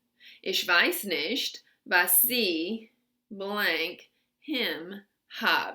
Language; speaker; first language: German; non-native, fluent; English